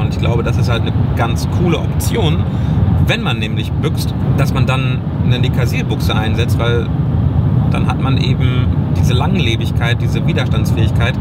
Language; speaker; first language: German; native; German